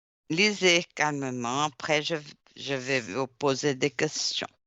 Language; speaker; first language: French; non-native, fluent; Portuguese